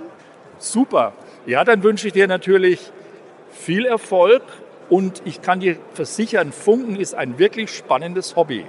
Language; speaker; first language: German; native; German